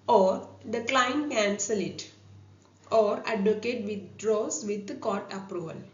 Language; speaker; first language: English; non-native, local second language; Malayalam